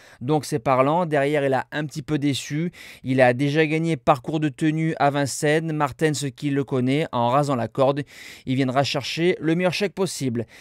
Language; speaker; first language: French; native; French